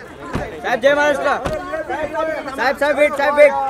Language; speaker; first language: Hindi; non-native, local second language; Marathi